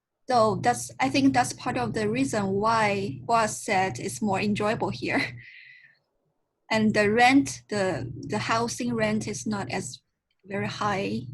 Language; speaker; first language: English; non-native, learner; Chinese